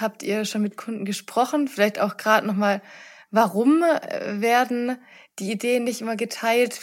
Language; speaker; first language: German; native; German